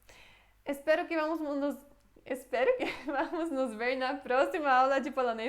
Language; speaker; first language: Portuguese; non-native, fluent; Polish